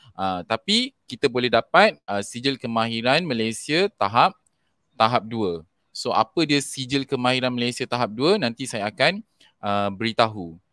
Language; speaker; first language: Malay; native; Malay